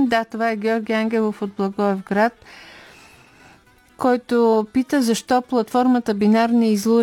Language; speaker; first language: Bulgarian; native; Bulgarian